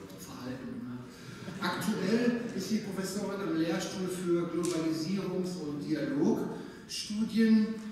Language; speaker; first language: German; native; German